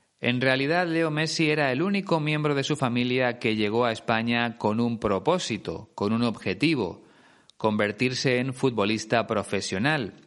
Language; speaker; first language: Spanish; native; Spanish